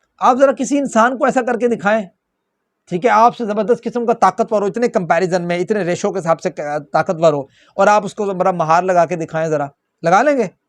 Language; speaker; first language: Urdu; non-native, local second language; Punjabi